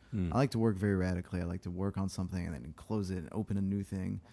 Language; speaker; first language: English; early bilingual, other home language; French